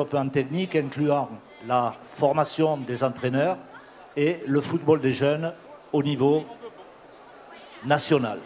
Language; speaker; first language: French; native; French